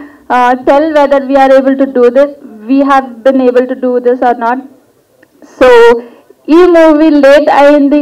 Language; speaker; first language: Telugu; non-native, local second language; Hindi